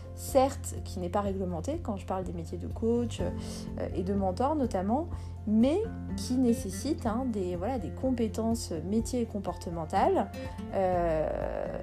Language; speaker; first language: French; non-native, local second language; Kabyle